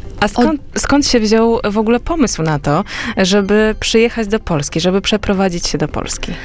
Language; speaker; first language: Polish; native; Polish